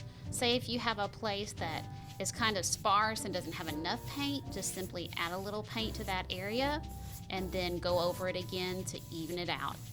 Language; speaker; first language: English; native; English